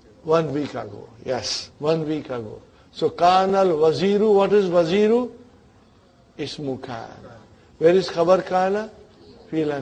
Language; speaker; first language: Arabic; non-native, fluent; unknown